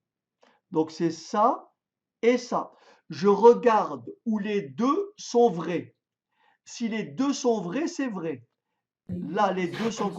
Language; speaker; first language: French; native; French